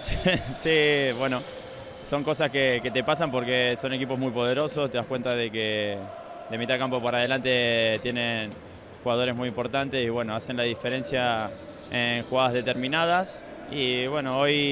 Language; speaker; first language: Spanish; native; Spanish